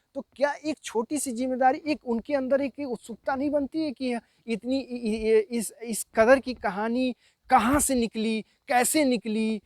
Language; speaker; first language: Hindi; native; Hindi